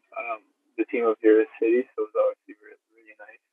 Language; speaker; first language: English; native; English